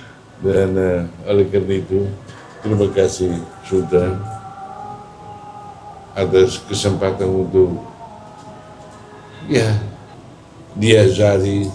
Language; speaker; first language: Indonesian; non-native, fluent; Tetum